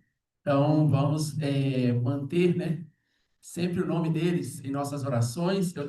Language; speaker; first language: Portuguese; native; Portuguese